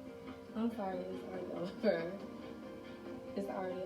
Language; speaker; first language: English; native; English